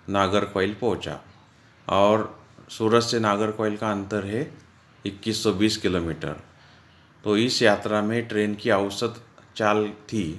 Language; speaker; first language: Hindi; non-native, local second language; Marathi